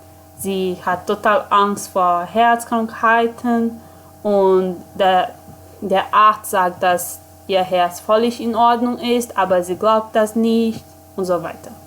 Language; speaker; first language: German; non-native, fluent; Portuguese